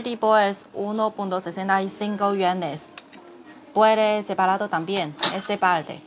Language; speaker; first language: Spanish; non-native, learner; Chinese